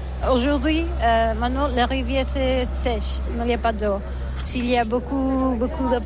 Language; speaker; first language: French; non-native, learner; Catalan